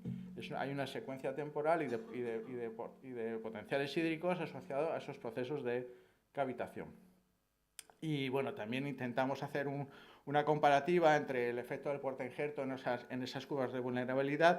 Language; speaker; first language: Spanish; native; Spanish